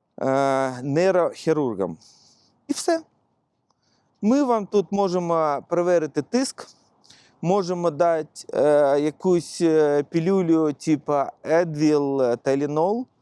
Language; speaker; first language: Ukrainian; non-native, local second language; Russian